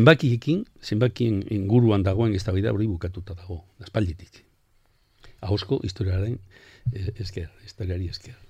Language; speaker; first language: Basque; non-native, local second language; Spanish